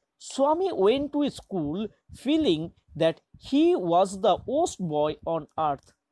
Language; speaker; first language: English; non-native, local second language; Bangla